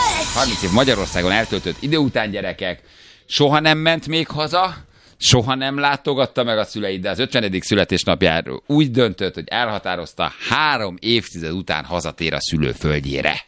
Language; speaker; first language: Hungarian; native; Hungarian